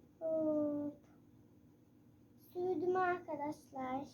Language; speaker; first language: Turkish; native; Turkish